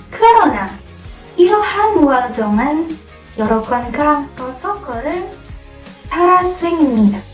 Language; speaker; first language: Korean; non-native, learner; Indonesian